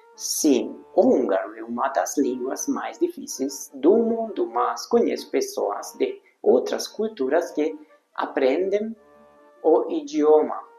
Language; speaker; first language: Portuguese; non-native, fluent; Hungarian